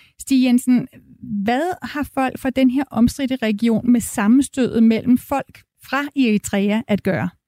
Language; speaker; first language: Danish; native; Danish